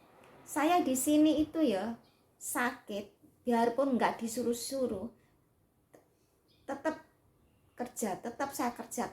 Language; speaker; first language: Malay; non-native, local second language; Javanese